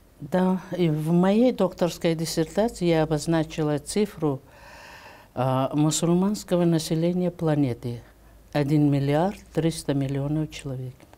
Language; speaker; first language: Russian; non-native, local second language; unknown